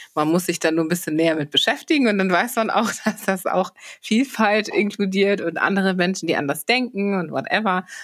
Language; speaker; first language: German; early bilingual, other home language; Polish